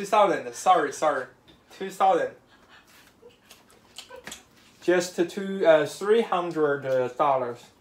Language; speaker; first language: English; non-native, learner; Chinese